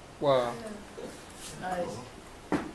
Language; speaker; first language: English; non-native, learner; Chinese